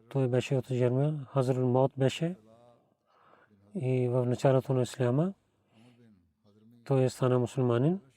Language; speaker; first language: Bulgarian; non-native, learner; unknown